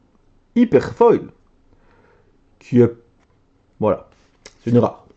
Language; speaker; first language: French; native; French